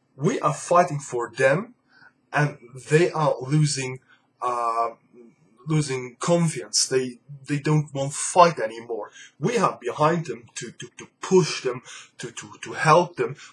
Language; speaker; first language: English; non-native, fluent; Luxembourgish